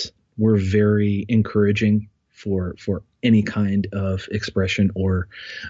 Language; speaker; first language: English; native; English